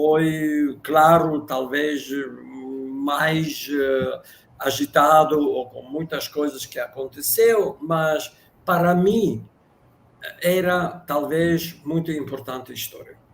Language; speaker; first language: Portuguese; non-native, fluent; Russian